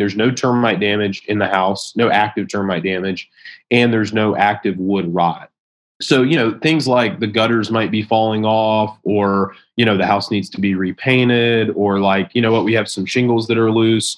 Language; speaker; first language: English; native; English